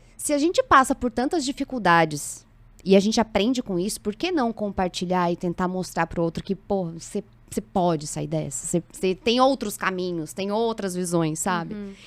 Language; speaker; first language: Portuguese; native; Portuguese